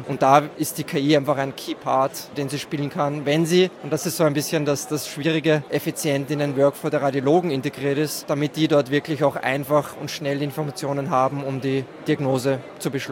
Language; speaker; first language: German; native; German